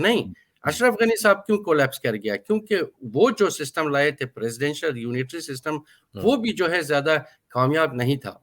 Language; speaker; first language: Hindi; non-native, fluent; Persian